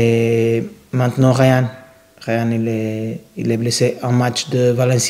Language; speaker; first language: French; non-native, learner; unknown